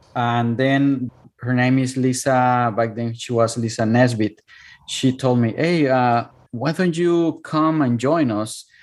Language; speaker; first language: English; non-native, fluent; Spanish